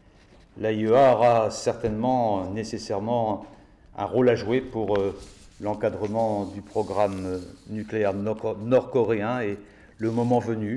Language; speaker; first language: French; native; French